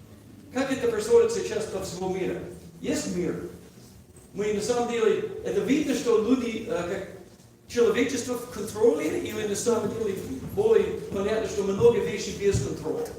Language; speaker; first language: Russian; non-native, learner; English